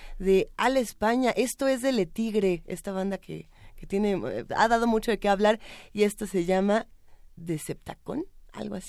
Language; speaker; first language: Spanish; native; Spanish